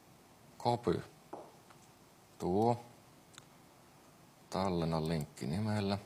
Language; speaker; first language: Finnish; native; Finnish